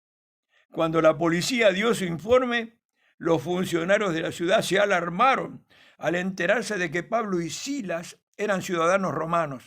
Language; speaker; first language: Spanish; native; Spanish